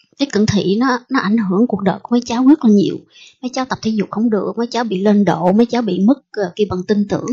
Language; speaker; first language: Vietnamese; early bilingual, heritage; Vietnamese